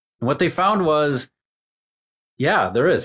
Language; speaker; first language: English; native; English